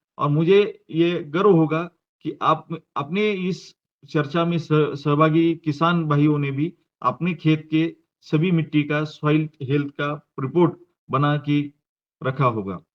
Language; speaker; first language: Hindi; non-native, local second language; Marathi